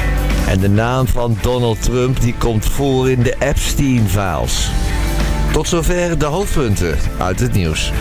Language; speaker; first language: Dutch; native; Dutch